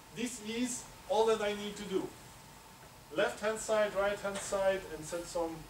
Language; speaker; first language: English; non-native, fluent; Dutch